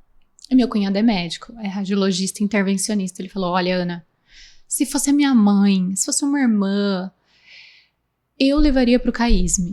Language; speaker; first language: Portuguese; native; Portuguese